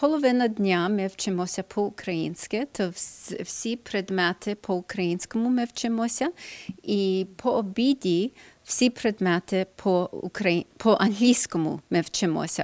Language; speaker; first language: Ukrainian; early bilingual, heritage; Ukrainian